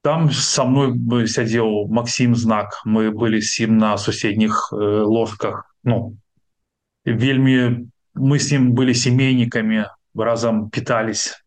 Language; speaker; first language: Russian; non-native, local second language; Belarusian